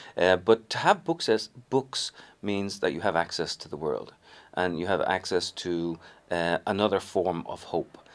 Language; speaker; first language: English; native; English